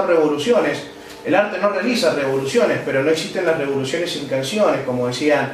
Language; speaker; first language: Spanish; native; Spanish